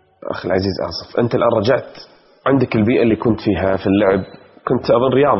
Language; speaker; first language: Arabic; native; Arabic